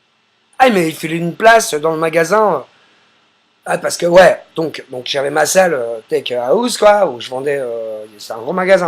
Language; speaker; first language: French; native; French